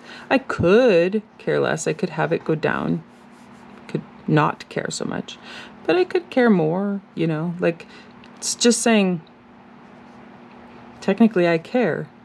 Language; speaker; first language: English; native; English